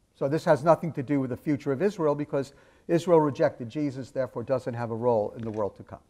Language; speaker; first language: English; native; English